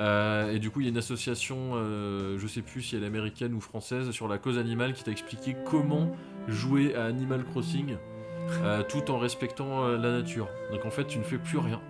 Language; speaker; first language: French; native; French